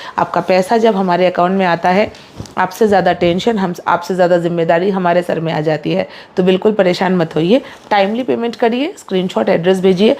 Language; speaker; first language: Hindi; non-native, local second language; Bangla